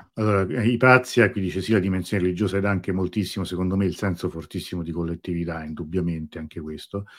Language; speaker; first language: Italian; native; Italian